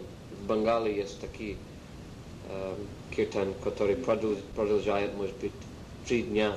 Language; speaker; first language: Russian; non-native, learner; English